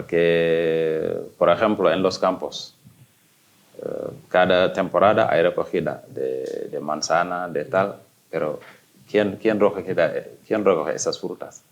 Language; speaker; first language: Spanish; non-native, fluent; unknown